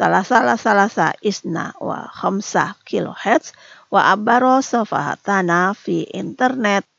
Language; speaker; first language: Arabic; non-native, fluent; Indonesian